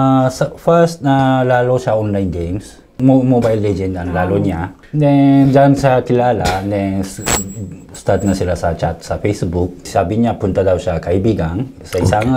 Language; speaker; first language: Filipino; non-native, learner; Japanese